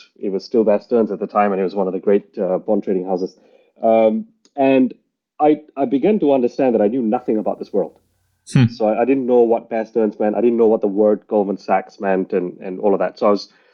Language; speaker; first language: English; non-native, local second language; Tamil